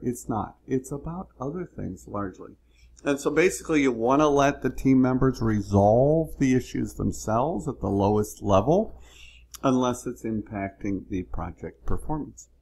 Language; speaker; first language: English; native; English